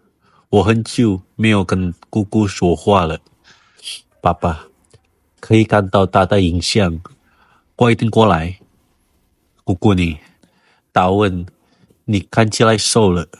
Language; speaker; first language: Chinese; non-native, learner; Indonesian